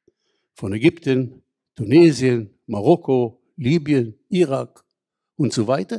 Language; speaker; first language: German; non-native, fluent; Hebrew